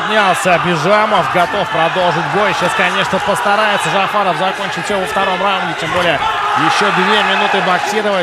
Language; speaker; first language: Russian; native; Russian